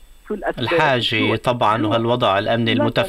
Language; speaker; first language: Arabic; native; Arabic